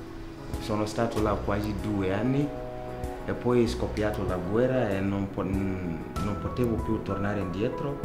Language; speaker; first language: Italian; non-native, learner; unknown